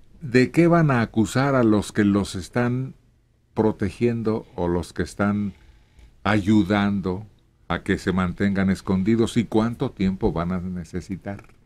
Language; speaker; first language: Spanish; native; Spanish